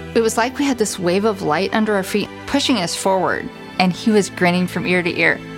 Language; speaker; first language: English; native; English